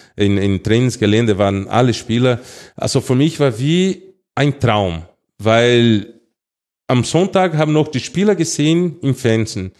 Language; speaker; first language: German; non-native, fluent; Portuguese